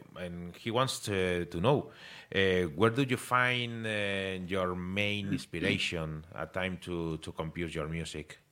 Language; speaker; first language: English; non-native, learner; Spanish